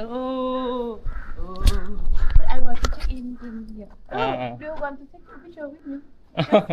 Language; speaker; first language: English; non-native, learner; Vietnamese